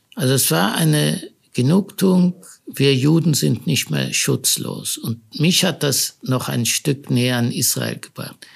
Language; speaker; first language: German; native; German